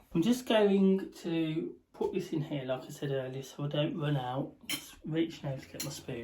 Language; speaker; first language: English; native; English